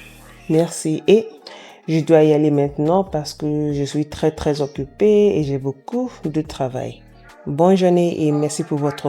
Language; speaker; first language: French; non-native, fluent; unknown